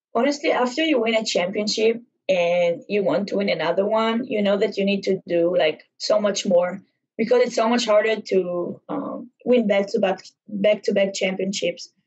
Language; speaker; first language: English; non-native, fluent; Hebrew